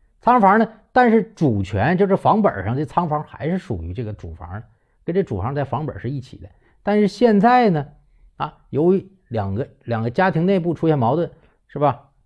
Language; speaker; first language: Chinese; native; Chinese